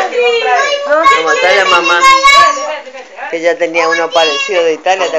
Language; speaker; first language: Spanish; native; Spanish